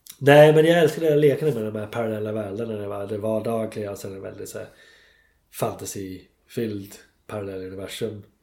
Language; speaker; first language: Swedish; non-native, fluent; English